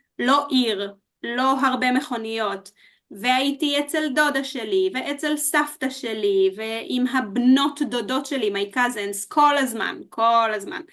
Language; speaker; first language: Hebrew; native; Hebrew